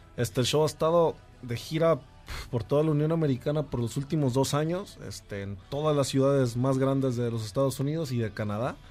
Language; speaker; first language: Spanish; native; Spanish